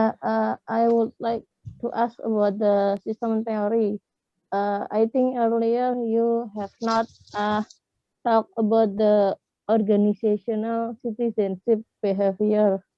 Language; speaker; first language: English; non-native, fluent; Indonesian